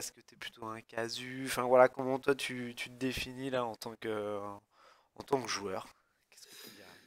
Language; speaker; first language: French; native; French